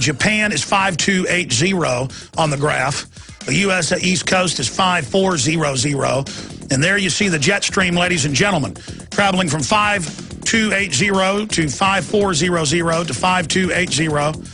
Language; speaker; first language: English; native; English